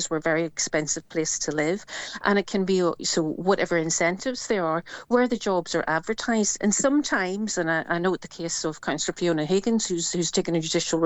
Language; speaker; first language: English; native; English